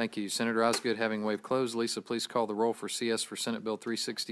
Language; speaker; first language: English; native; English